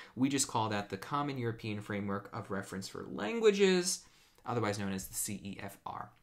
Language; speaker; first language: English; native; English